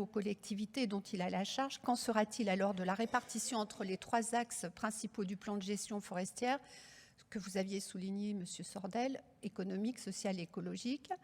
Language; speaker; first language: French; native; French